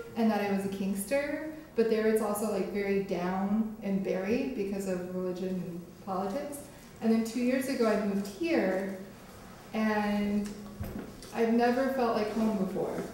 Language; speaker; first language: English; native; English